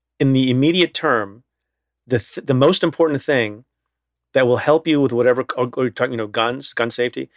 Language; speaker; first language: English; early bilingual, other home language; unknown